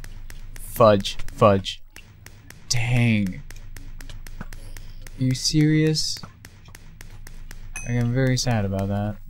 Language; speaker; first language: English; native; English